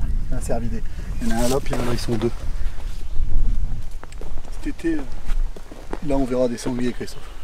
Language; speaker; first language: French; native; French